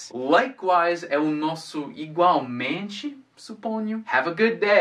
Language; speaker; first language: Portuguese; non-native, fluent; English